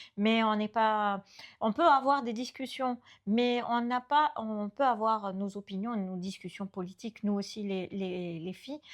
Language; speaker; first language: French; non-native, local second language; Arabic